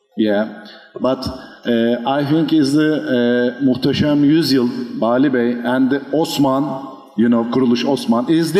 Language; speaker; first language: English; non-native, learner; Turkish